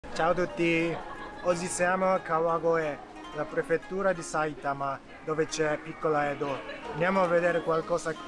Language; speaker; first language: Italian; non-native, learner; Japanese